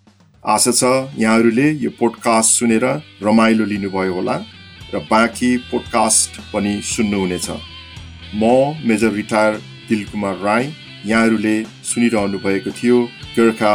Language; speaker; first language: Nepali; native; Nepali